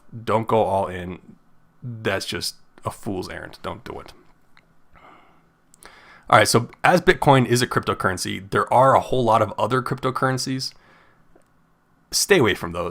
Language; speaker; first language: English; native; English